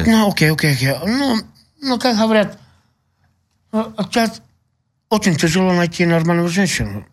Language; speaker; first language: Russian; non-native, local second language; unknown